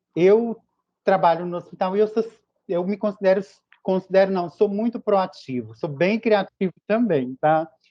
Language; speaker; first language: Portuguese; native; Portuguese